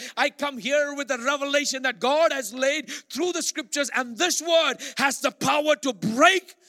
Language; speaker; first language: English; non-native, local second language; Malayalam